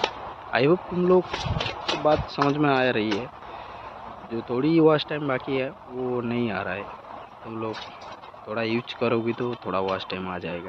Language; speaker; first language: Hindi; non-native, local second language; Bangla